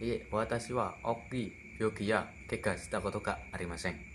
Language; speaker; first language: Japanese; non-native, learner; Indonesian